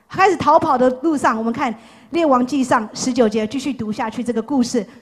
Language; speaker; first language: Chinese; non-native, fluent; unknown